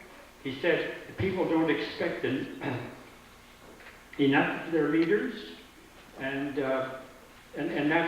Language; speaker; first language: English; native; English